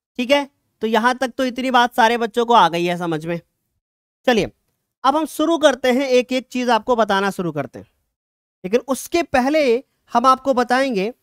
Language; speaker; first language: Hindi; native; Hindi